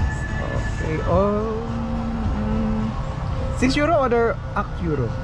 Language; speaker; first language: German; non-native, learner; Filipino